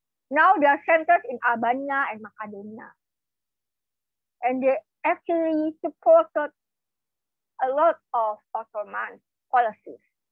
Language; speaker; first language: English; non-native, fluent; Indonesian